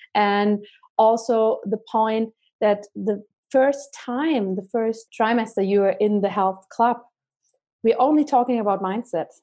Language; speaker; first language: English; non-native, fluent; German